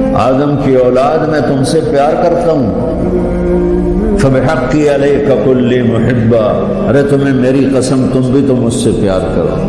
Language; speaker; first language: Urdu; non-native, local second language; Punjabi